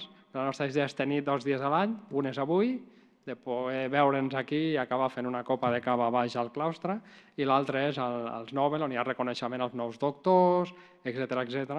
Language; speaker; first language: Catalan; native; Catalan